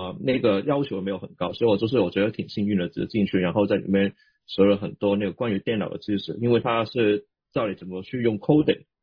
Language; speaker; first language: Chinese; non-native, local second language; Cantonese